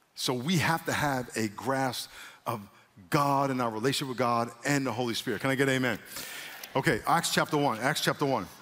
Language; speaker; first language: English; native; English